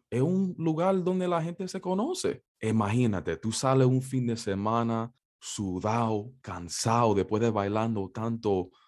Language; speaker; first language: Spanish; early bilingual, heritage; Spanish